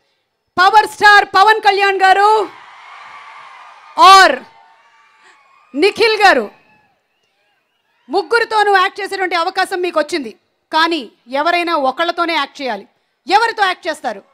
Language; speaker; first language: Telugu; native; Telugu